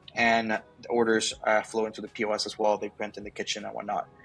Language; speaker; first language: English; early bilingual, other home language; Spanish